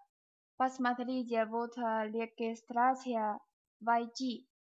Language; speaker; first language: Russian; non-native, learner; Chinese